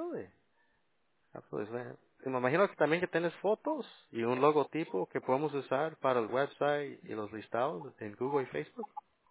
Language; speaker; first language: Spanish; early bilingual, heritage; Spanish